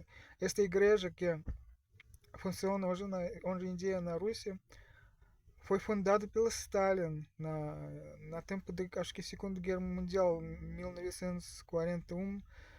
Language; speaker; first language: Portuguese; non-native, learner; Russian